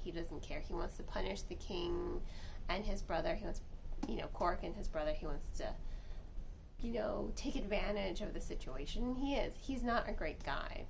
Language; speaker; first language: English; native; English